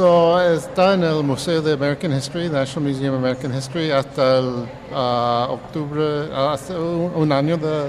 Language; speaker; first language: Spanish; non-native, fluent; English